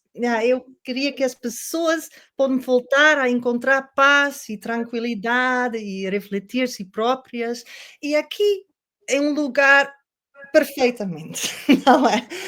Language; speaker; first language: Portuguese; non-native, learner; Dutch